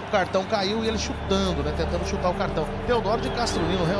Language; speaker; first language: Portuguese; native; Portuguese